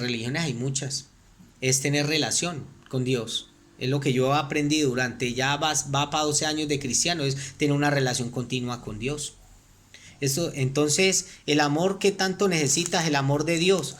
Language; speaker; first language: Spanish; native; Spanish